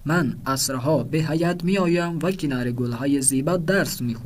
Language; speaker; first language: Persian; non-native, fluent; Urdu